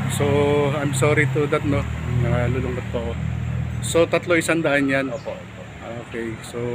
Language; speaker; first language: Filipino; native; Filipino